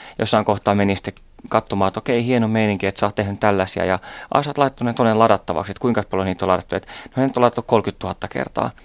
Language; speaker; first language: Finnish; native; Finnish